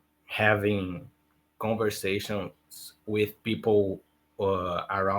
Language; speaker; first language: English; non-native, learner; Portuguese